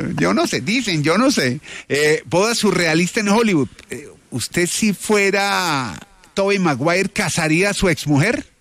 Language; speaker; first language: Spanish; native; Spanish